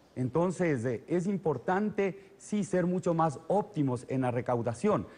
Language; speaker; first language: Spanish; native; Spanish